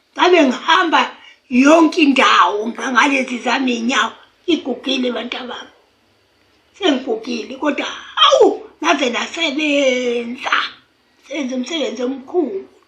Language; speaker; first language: Zulu; native; Zulu